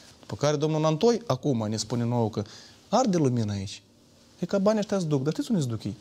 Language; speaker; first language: Romanian; native; Romanian